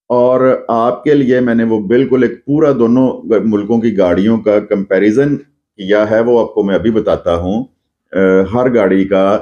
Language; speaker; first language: Urdu; non-native, local second language; Punjabi